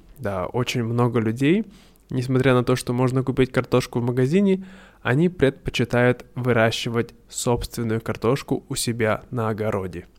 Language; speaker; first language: Russian; native; Russian